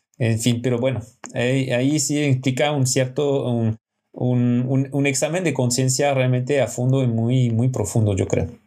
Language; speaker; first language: Spanish; non-native, fluent; French